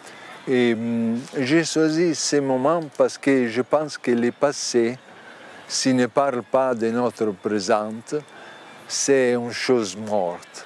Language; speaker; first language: French; non-native, learner; Italian